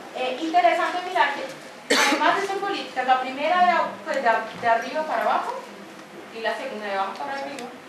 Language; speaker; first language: Spanish; non-native, fluent; Portuguese